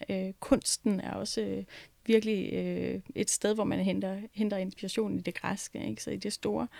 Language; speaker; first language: Danish; native; Danish